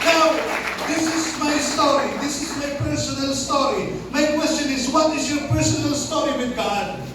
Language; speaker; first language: English; non-native, local second language; Filipino